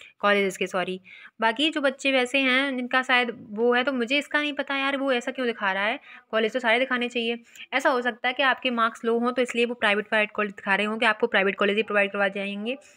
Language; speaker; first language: Hindi; native; Hindi